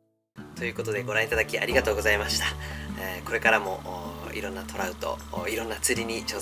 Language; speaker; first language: Japanese; native; Japanese